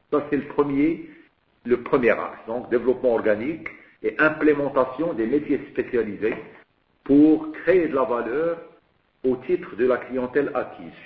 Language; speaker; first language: French; non-native, local second language; Arabic